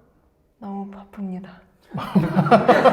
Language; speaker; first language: Korean; non-native, fluent; Russian